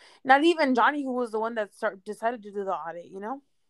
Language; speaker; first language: English; early bilingual, other home language; Spanish